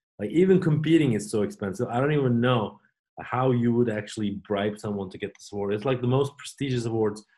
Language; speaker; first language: English; non-native, fluent; Turkish